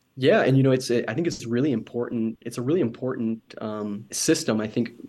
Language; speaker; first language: English; native; English